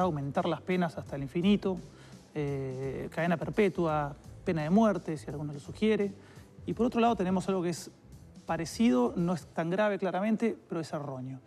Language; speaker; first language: Spanish; native; Spanish